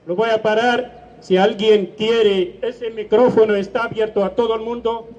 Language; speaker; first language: Spanish; non-native, fluent; Riffian